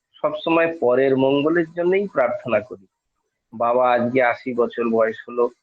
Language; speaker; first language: Bangla; native; Bangla